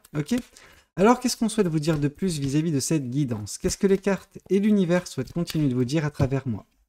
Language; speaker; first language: French; native; French